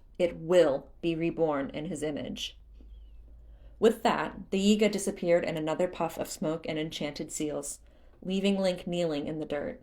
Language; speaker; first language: English; native; English